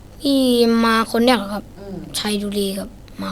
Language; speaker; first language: Thai; non-native, learner; Shan